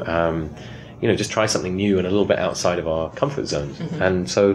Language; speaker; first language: English; native; English